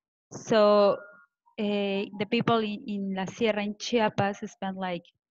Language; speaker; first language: English; non-native, fluent; Spanish